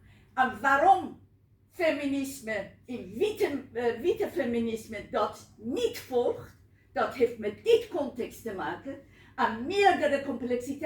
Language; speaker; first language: Dutch; non-native, learner; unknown